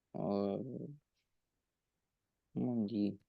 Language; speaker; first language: French; non-native, learner; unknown